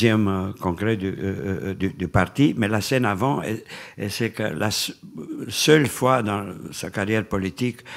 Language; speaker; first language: French; non-native, fluent; Romanian